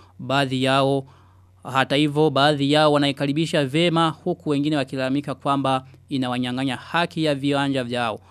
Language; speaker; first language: Swahili; non-native, local second language; Rundi